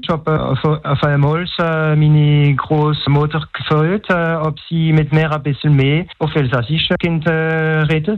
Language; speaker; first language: German; non-native, local second language; French